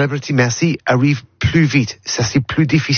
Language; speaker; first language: French; non-native, learner; English